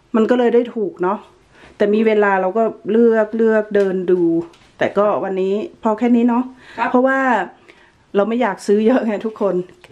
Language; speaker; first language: Thai; native; Thai